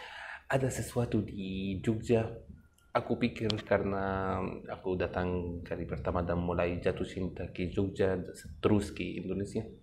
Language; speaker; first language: Indonesian; non-native, fluent; Arabic